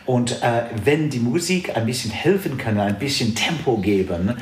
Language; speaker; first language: German; non-native, fluent; English